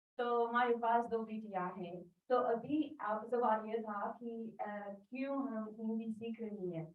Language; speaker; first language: Hindi; non-native, learner; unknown